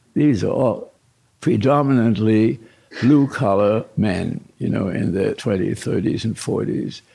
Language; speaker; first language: English; early bilingual, other home language; German